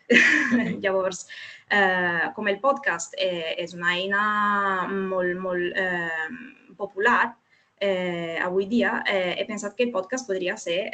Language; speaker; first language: Catalan; non-native, fluent; Italian